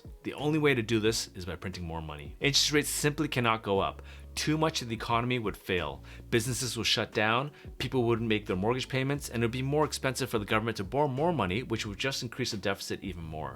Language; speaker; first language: English; native; English